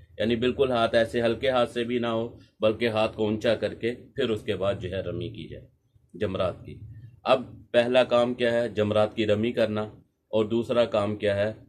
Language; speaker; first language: Urdu; non-native, local second language; Punjabi